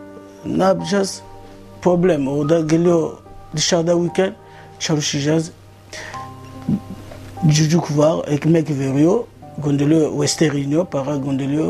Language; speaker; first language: Turkish; non-native, learner; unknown